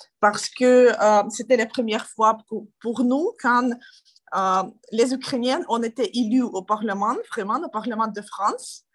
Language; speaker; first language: French; non-native, learner; Ukrainian